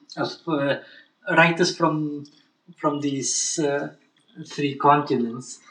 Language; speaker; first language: English; non-native, fluent; Bulgarian